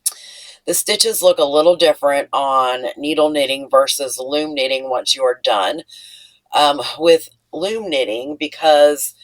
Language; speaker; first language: English; native; English